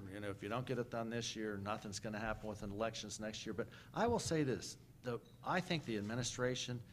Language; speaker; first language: English; native; English